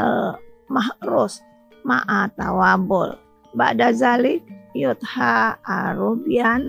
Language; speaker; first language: Arabic; non-native, fluent; Indonesian